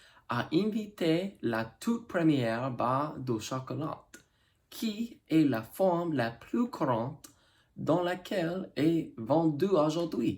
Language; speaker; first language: French; non-native, learner; English